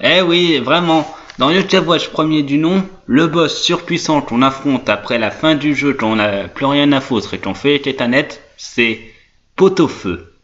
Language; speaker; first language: French; native; French